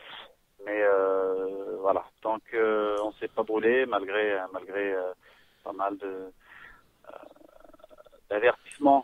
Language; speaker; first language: French; native; French